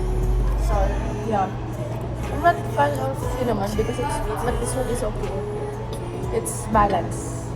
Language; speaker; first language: English; non-native, local second language; Filipino